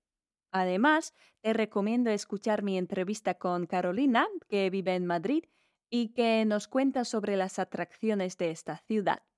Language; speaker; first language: Spanish; non-native, fluent; Polish